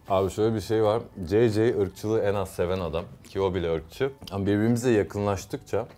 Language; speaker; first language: Turkish; early bilingual, heritage; English